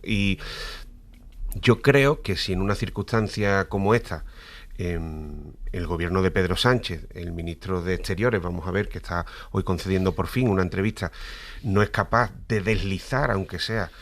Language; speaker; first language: Spanish; native; Spanish